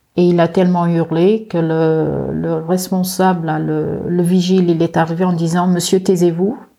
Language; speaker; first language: French; early bilingual, other home language; Portuguese